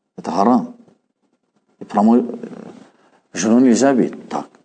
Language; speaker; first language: Russian; non-native, fluent; Azerbaijani